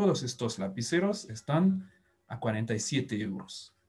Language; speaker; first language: Spanish; non-native, fluent; French